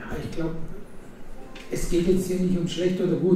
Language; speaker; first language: German; non-native, fluent; Italian